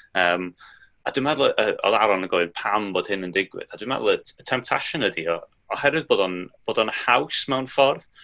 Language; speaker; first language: Welsh; native; Welsh